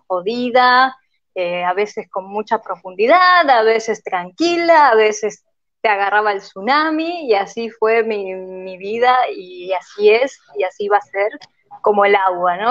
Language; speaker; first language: Spanish; native; Spanish